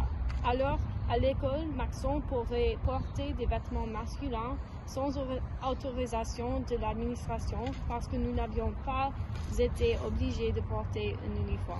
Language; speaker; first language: French; non-native, learner; English